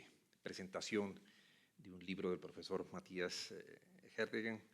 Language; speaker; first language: Spanish; native; Spanish